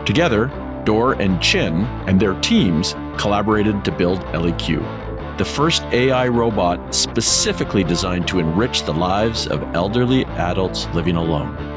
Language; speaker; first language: English; native; English